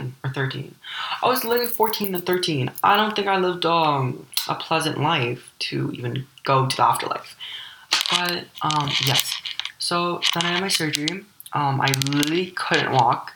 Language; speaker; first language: English; early bilingual, other home language; Ukrainian